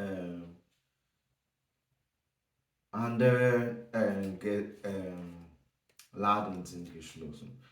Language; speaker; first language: German; non-native, learner; English